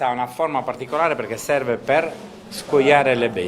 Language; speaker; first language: Italian; native; Italian